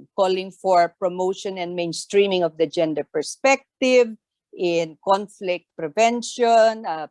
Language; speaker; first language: English; non-native, local second language; Tausug